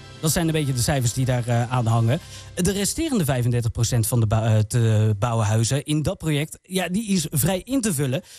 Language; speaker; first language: Dutch; native; Dutch